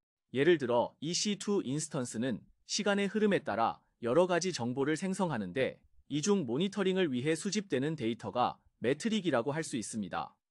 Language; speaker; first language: Korean; native; Korean